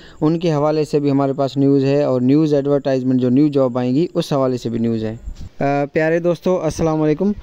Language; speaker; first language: Urdu; non-native, local second language; Sindhi